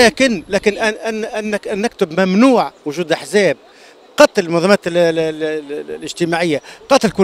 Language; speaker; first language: Arabic; native; Arabic